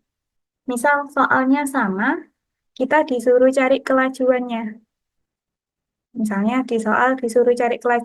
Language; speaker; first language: Indonesian; native; Indonesian